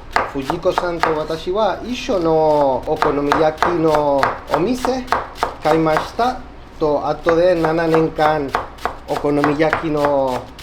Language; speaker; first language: Japanese; non-native, learner; Spanish